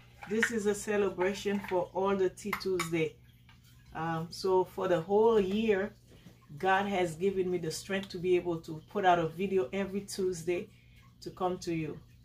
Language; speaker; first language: English; non-native, fluent; Haitian Creole